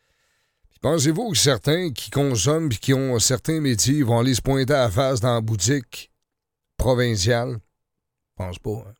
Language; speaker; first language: French; native; French